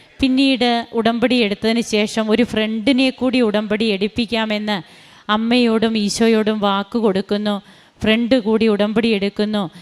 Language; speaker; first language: Malayalam; native; Malayalam